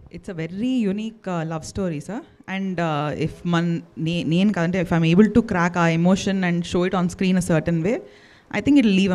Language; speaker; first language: Telugu; native; Telugu